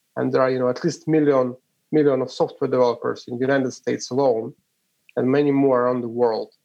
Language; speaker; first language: English; non-native, fluent; Ukrainian